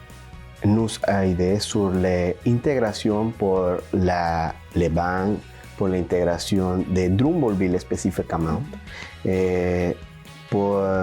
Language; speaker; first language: French; non-native, learner; Spanish